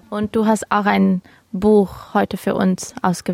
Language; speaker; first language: German; native; German